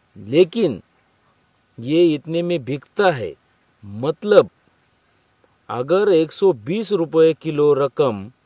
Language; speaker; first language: Hindi; non-native, local second language; Marathi